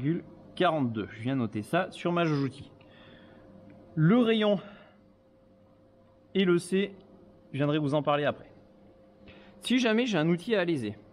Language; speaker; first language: French; native; French